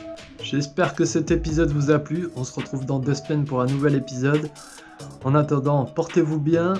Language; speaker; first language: French; native; French